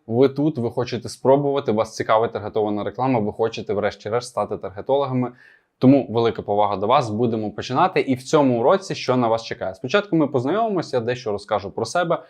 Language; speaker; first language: Ukrainian; non-native, local second language; Russian